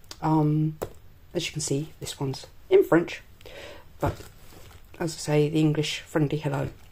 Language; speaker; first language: English; native; English